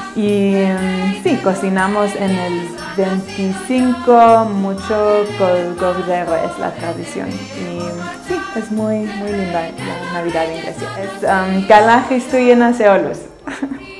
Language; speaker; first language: Spanish; non-native, learner; Greek